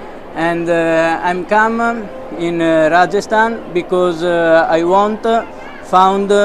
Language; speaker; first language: English; non-native, learner; Italian